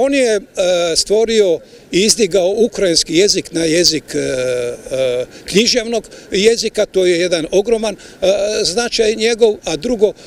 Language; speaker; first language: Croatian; early bilingual, other home language; Ukrainian